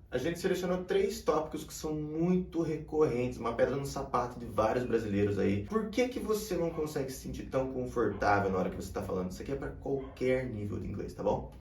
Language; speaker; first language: Portuguese; early bilingual, heritage; Portuguese